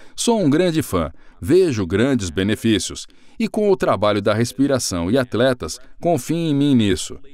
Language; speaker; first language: Portuguese; non-native, fluent; English